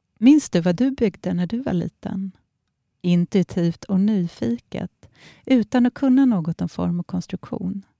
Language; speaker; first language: Swedish; native; Swedish